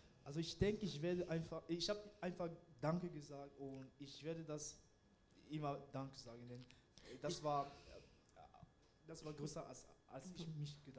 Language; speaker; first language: German; non-native, learner; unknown